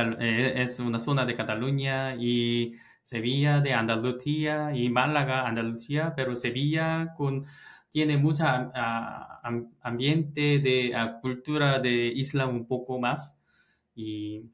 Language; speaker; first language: Spanish; non-native, learner; Korean